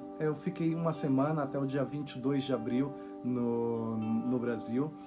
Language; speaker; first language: Portuguese; native; Portuguese